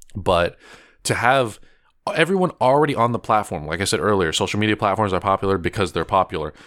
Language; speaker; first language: English; native; English